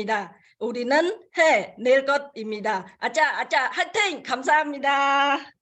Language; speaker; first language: Korean; non-native, fluent; Khmer